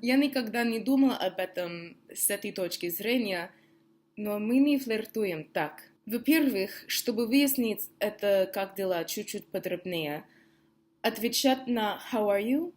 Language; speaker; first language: Russian; non-native, fluent; English